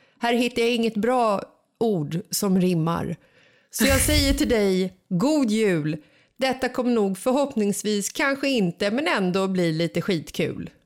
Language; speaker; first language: Swedish; native; Swedish